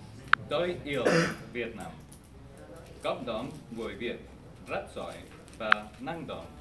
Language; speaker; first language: Vietnamese; non-native, learner; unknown